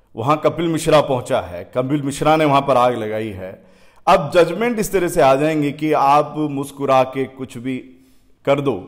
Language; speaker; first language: Hindi; native; Hindi